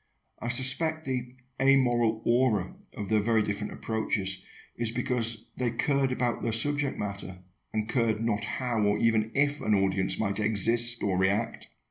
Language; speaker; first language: English; native; English